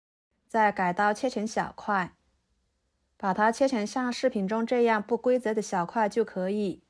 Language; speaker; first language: Chinese; native; Chinese